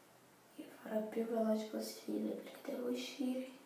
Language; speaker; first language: Italian; non-native, fluent; Portuguese